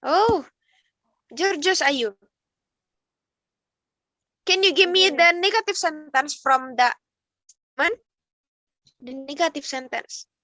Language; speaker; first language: English; non-native, learner; Indonesian